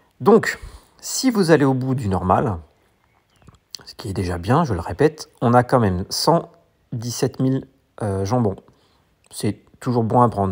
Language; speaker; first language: French; native; French